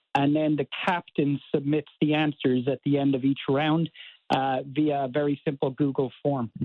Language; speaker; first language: English; native; English